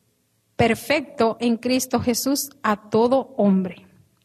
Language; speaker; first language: Spanish; native; Spanish